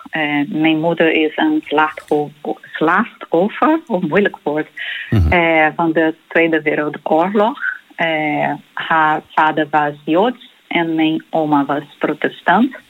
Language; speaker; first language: Dutch; non-native, learner; Portuguese